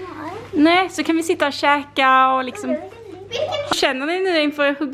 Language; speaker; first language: Swedish; native; Swedish